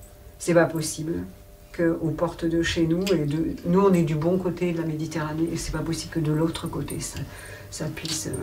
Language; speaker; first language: French; native; French